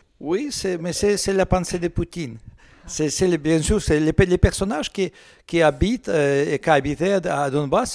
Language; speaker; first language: French; non-native, learner; Russian